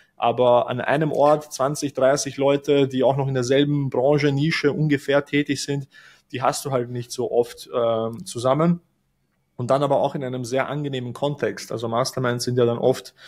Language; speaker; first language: German; native; German